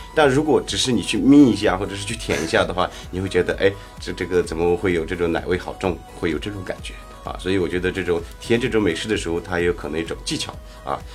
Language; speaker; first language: Chinese; non-native, local second language; Tibetan